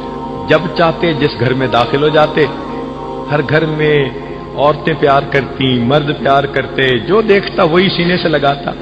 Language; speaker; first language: Urdu; native; Urdu